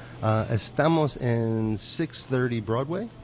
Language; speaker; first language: Spanish; non-native, learner; English